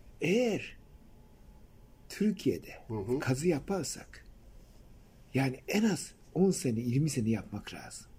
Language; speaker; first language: Turkish; non-native, fluent; Japanese